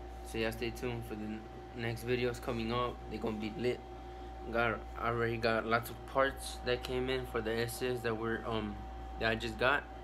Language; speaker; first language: English; early bilingual, other home language; Spanish